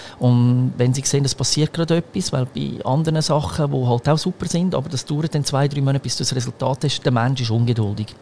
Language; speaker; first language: German; early bilingual, other home language; Croatian